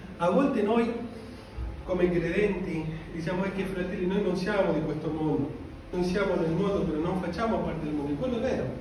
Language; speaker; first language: Italian; non-native, fluent; Spanish